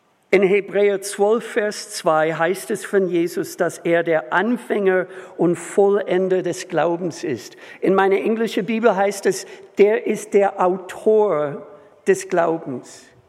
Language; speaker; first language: German; non-native, fluent; English